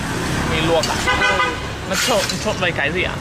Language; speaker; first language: Vietnamese; non-native, fluent; English